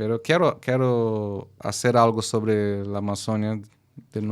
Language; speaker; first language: Spanish; non-native, fluent; Portuguese